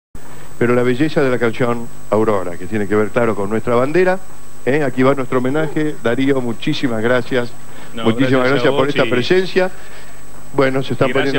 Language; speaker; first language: Spanish; native; Spanish